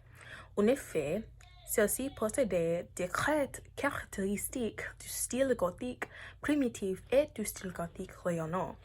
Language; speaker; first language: French; non-native, learner; English